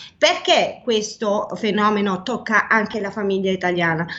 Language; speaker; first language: Italian; native; Italian